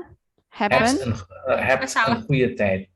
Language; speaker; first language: Dutch; non-native, learner; Indonesian